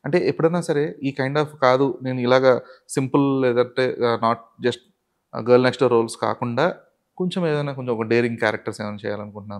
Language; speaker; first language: Telugu; native; Telugu